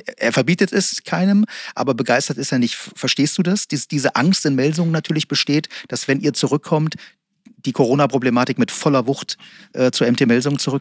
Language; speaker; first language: German; native; German